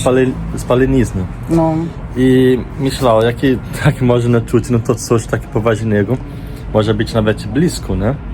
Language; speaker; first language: Polish; non-native, learner; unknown